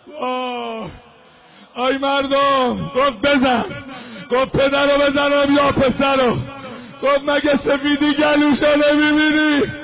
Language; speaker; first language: Persian; native; Persian